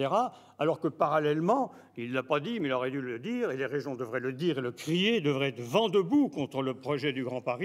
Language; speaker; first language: French; native; French